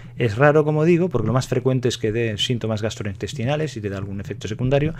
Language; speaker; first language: Spanish; native; Spanish